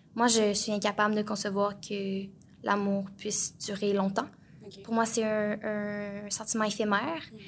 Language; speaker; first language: French; native; French